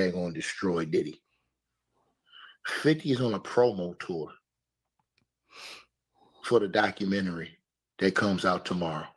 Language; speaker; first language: English; native; English